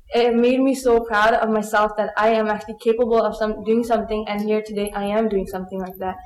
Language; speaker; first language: English; early bilingual, other home language; Punjabi